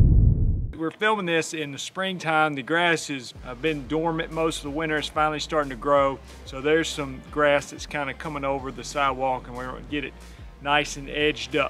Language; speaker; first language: English; native; English